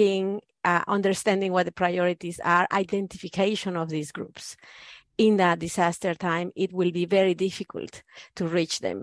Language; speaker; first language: English; non-native, fluent; Spanish